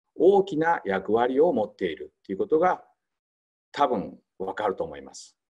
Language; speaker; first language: Japanese; native; Japanese